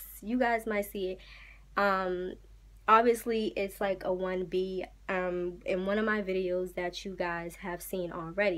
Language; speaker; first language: English; native; English